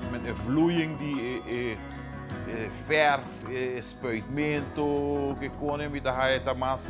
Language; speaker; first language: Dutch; non-native, local second language; Papiamento